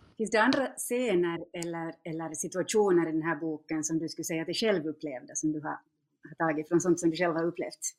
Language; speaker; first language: Swedish; native; Swedish